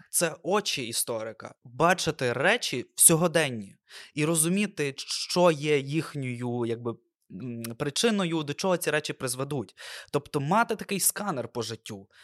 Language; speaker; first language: Ukrainian; non-native, local second language; Russian